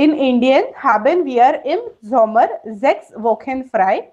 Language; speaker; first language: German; non-native, fluent; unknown